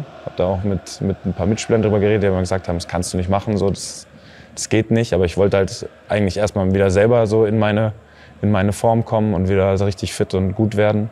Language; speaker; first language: German; native; German